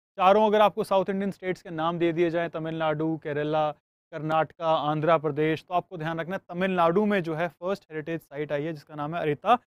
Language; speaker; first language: Hindi; native; Hindi